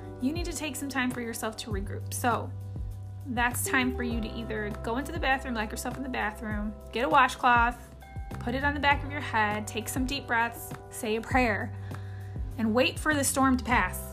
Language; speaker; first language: English; native; English